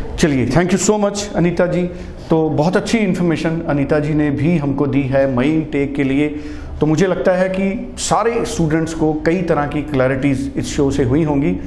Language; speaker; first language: Hindi; non-native, local second language; Punjabi